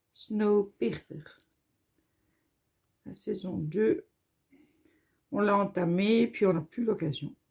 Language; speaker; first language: French; native; French